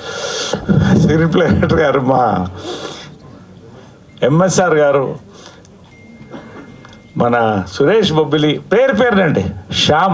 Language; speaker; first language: Telugu; native; Telugu